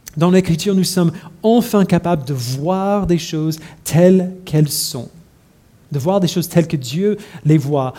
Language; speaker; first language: French; non-native, fluent; English